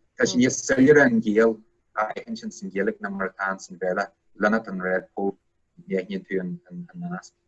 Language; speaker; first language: Irish; non-native, local second language; English